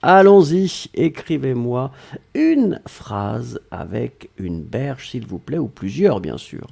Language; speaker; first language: French; native; French